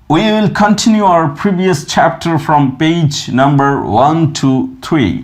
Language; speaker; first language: English; non-native, local second language; Bangla